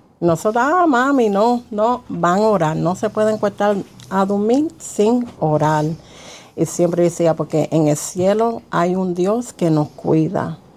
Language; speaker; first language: Spanish; early bilingual, heritage; Spanish